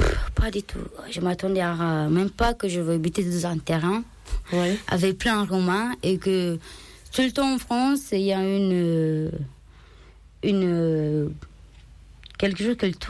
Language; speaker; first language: French; non-native, learner; Romanian